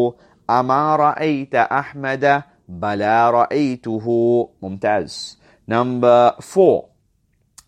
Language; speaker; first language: Arabic; non-native, fluent; English